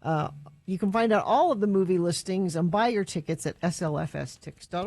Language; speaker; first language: English; native; English